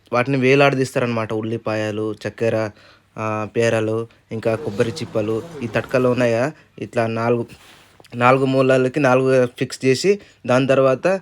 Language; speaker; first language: Telugu; non-native, local second language; Gondi